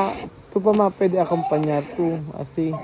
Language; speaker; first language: Spanish; non-native, learner; Filipino